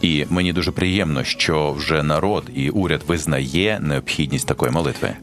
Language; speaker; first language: Ukrainian; native; Ukrainian